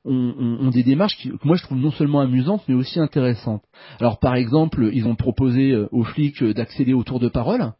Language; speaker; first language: French; native; French